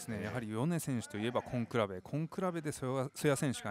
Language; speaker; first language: Japanese; native; Japanese